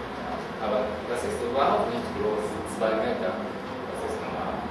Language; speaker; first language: German; non-native, learner; Japanese